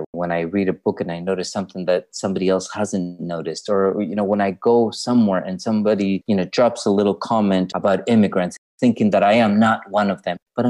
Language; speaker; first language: English; non-native, fluent; Spanish